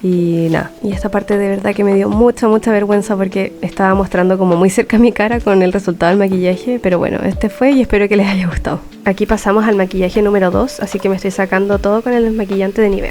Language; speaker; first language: Spanish; native; Spanish